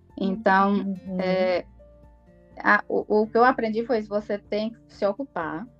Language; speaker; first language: Portuguese; native; Portuguese